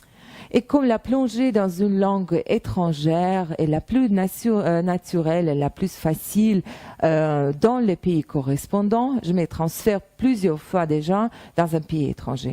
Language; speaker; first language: French; non-native, fluent; Russian